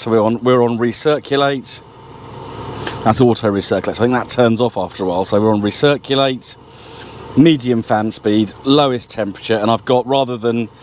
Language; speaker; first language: English; native; English